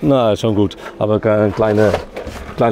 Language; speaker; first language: German; non-native, learner; Dutch